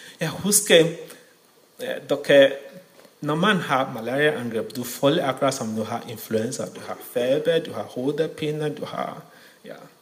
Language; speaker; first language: Norwegian; non-native, fluent; Yoruba